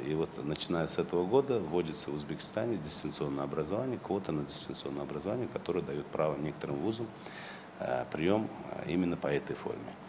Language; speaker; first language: Russian; non-native, local second language; Uzbek